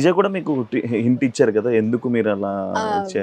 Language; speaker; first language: Telugu; native; Telugu